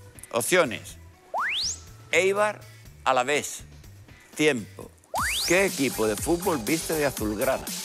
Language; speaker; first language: Spanish; native; Spanish